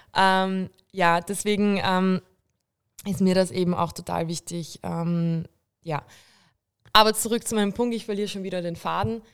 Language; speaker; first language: German; early bilingual, other home language; Bulgarian